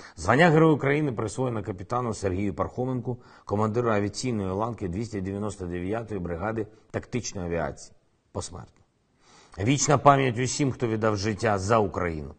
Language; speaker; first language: Ukrainian; non-native, local second language; Russian